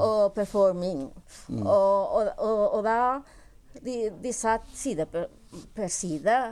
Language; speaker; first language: Norwegian; non-native, learner; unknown